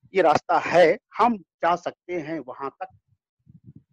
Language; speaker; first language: Hindi; native; Hindi